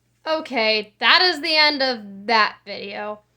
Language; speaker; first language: English; native; English